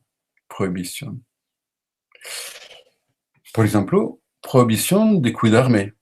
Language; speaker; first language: Spanish; non-native, learner; French